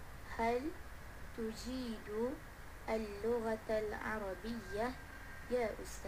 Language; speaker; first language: Arabic; non-native, learner; Malay